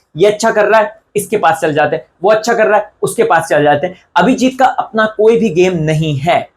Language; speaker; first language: Hindi; non-native, local second language; Marathi